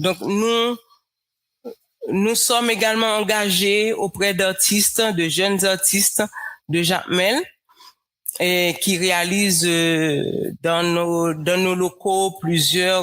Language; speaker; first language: French; non-native, local second language; Haitian Creole